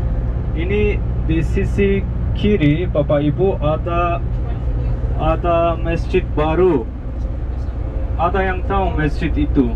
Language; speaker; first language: Indonesian; non-native, fluent; Turkish